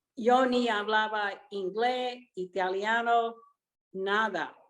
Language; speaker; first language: Spanish; early bilingual, other home language; Italian